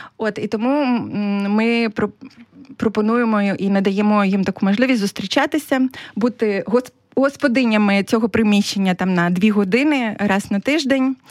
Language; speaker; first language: Ukrainian; native; Ukrainian